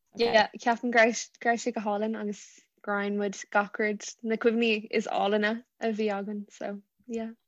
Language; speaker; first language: Irish; non-native, local second language; English